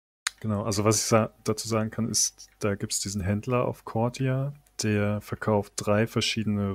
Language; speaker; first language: German; native; German